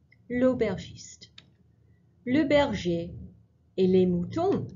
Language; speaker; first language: French; non-native, fluent; English